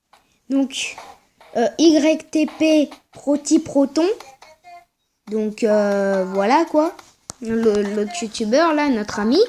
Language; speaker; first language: French; native; French